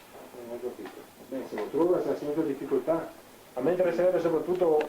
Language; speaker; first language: Italian; native; Italian